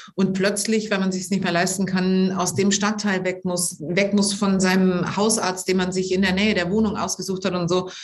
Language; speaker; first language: German; native; German